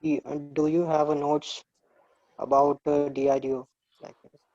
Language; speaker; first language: English; non-native, learner; Hindi